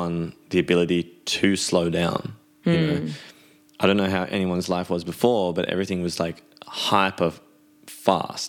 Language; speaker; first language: English; native; English